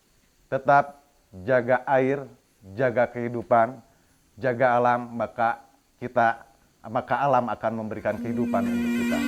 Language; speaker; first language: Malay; non-native, local second language; Sundanese